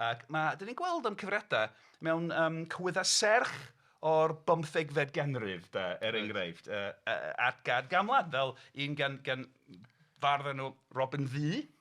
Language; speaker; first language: Welsh; native; Welsh